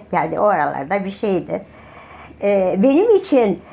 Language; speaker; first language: Turkish; native; Turkish